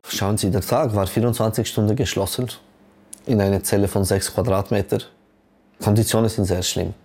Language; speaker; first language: German; non-native, local second language; French